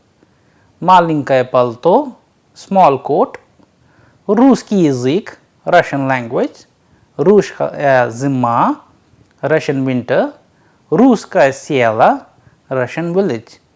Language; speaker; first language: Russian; non-native, fluent; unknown